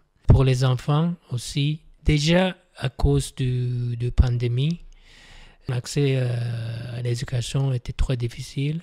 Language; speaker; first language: French; non-native, fluent; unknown